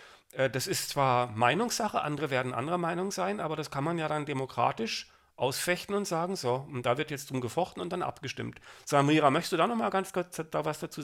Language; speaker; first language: German; native; German